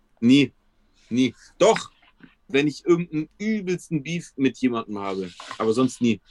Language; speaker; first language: German; early bilingual, other home language; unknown